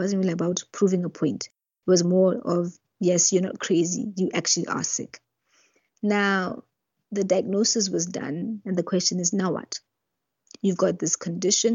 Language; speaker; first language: English; non-native, local second language; Southern Sotho